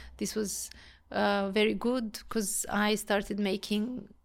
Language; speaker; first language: English; non-native, fluent; Serbian